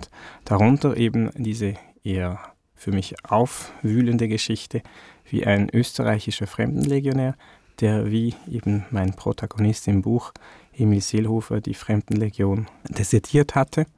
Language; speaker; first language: German; early bilingual, other home language; Vietnamese